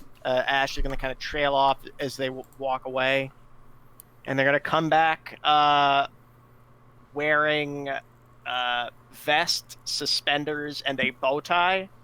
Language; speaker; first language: English; native; English